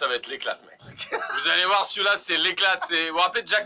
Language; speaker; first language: French; native; French